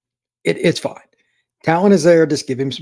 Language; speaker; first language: English; native; English